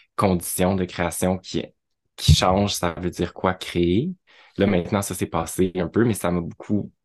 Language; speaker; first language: French; native; French